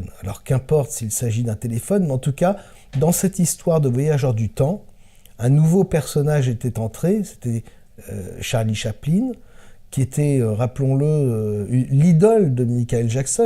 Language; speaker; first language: French; native; French